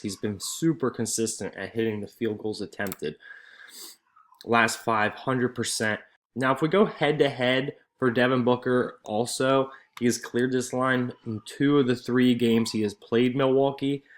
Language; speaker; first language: English; native; English